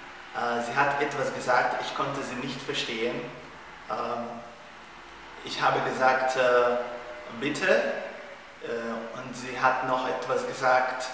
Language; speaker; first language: German; non-native, learner; Portuguese